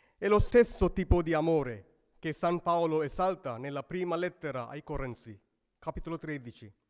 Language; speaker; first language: Italian; non-native, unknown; Sinhala